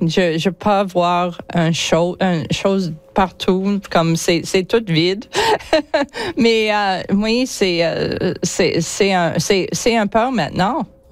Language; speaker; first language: French; non-native, learner; English